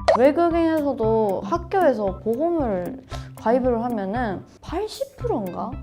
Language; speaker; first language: Korean; non-native, fluent; Japanese